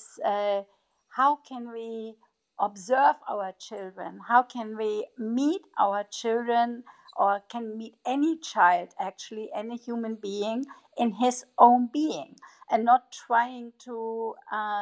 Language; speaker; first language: English; non-native, fluent; German